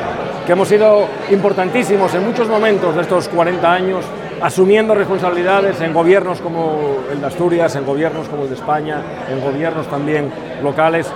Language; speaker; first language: Spanish; native; Spanish